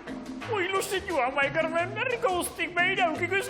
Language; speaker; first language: Basque; native; Basque